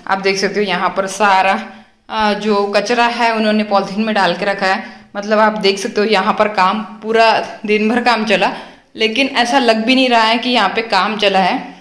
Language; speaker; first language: Hindi; non-native, local second language; Marathi